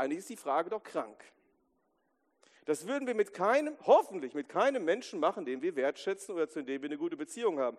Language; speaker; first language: German; native; German